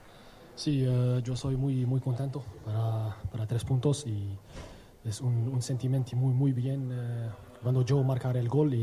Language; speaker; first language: Spanish; non-native, learner; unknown